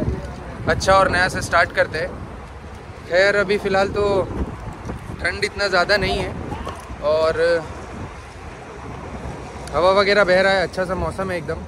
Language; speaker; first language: Hindi; native; Hindi